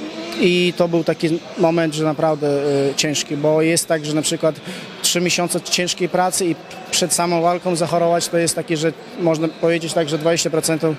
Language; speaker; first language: Polish; non-native, fluent; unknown